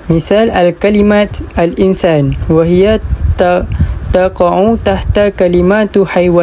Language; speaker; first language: Arabic; non-native, learner; Malay